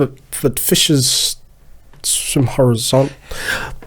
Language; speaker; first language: German; non-native, learner; Zulu